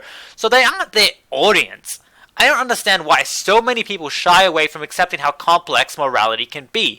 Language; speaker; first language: English; native; English